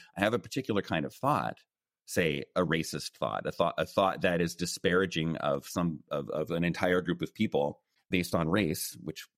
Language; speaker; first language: English; native; English